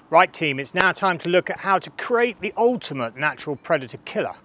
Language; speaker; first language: English; native; English